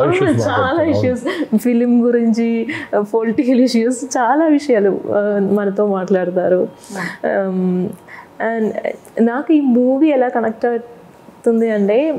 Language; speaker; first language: Telugu; non-native, fluent; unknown